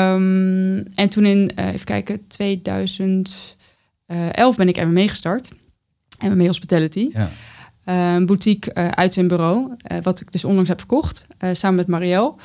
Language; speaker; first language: Dutch; native; Dutch